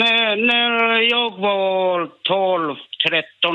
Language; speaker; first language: Swedish; non-native, learner; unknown